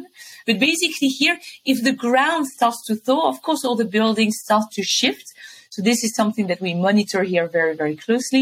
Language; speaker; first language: English; non-native, fluent; French